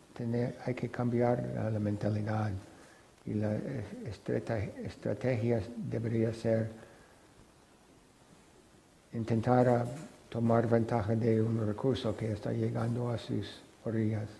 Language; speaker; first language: Spanish; non-native, fluent; English